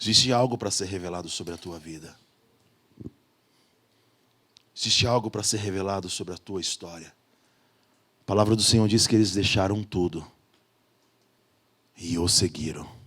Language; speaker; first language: Portuguese; native; Portuguese